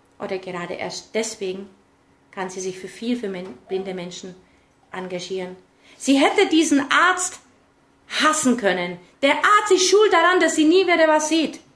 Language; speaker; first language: German; early bilingual, other home language; Czech